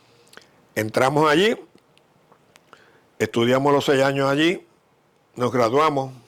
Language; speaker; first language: Spanish; native; Spanish